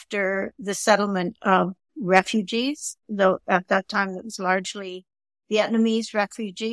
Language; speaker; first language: English; native; English